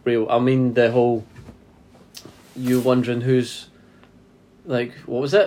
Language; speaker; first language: English; native; English